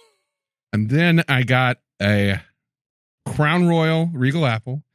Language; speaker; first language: English; native; English